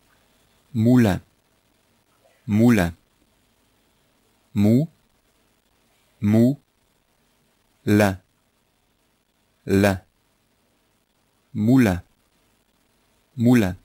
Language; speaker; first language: French; native; French